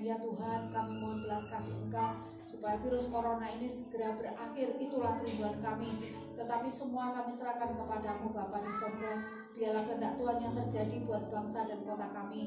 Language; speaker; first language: Indonesian; non-native, local second language; Javanese